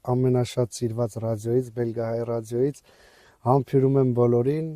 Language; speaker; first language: Armenian; early bilingual, other home language; French